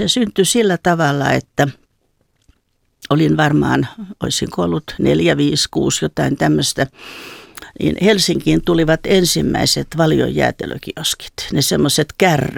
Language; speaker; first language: Finnish; native; Finnish